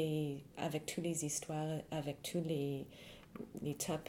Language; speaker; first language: French; non-native, fluent; English